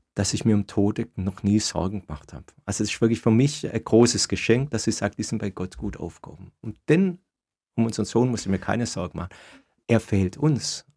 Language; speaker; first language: German; native; German